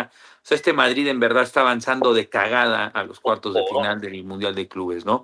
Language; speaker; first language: Spanish; native; Spanish